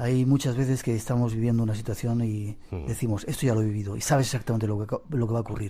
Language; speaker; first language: Spanish; native; Spanish